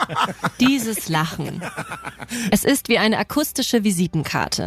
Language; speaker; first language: German; native; German